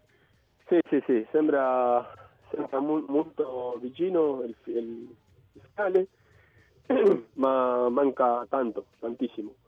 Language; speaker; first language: Italian; non-native, fluent; Spanish